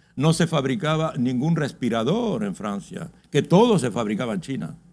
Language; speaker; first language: Spanish; early bilingual, heritage; Spanish